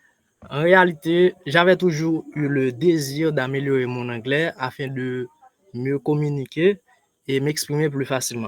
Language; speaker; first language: French; non-native, local second language; Haitian Creole